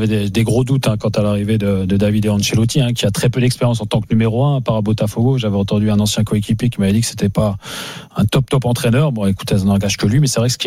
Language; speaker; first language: French; native; French